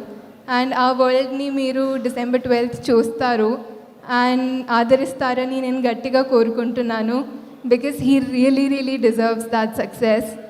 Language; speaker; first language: Telugu; non-native, fluent; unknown